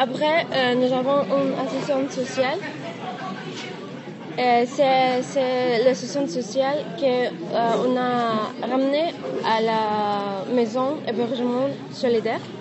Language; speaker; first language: French; non-native, learner; Arabic